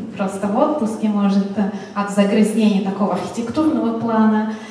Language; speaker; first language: Russian; non-native, fluent; Italian